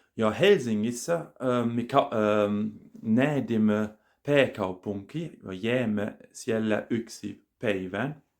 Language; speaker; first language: Finnish; non-native, learner; German